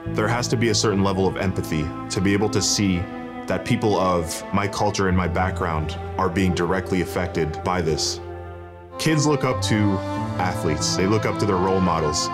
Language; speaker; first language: English; native; English